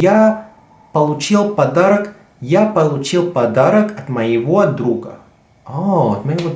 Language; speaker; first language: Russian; non-native, fluent; English